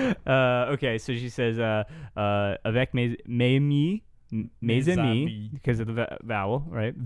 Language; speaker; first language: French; non-native, learner; English